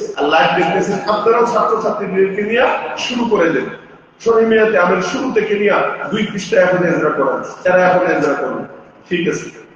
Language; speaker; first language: Bangla; native; Bangla